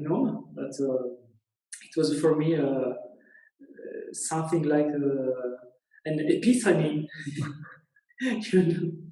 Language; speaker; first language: English; non-native, learner; Italian